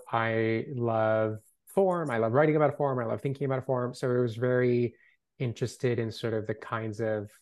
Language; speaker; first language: English; non-native, fluent; Spanish